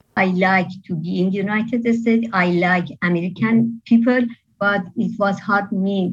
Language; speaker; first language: English; non-native, fluent; Persian